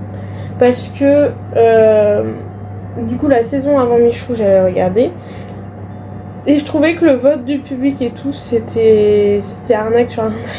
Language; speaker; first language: French; native; French